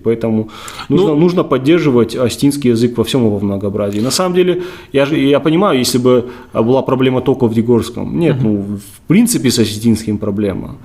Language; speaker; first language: Russian; native; Russian